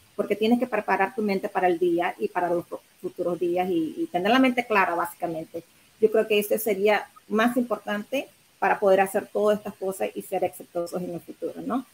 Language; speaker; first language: Spanish; native; Spanish